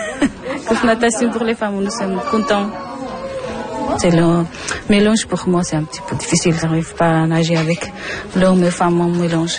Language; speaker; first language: French; non-native, learner; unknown